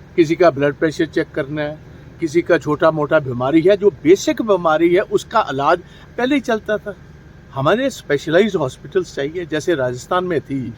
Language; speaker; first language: Hindi; non-native, local second language; Punjabi